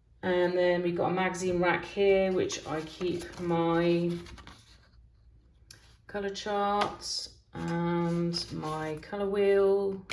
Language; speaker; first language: English; native; English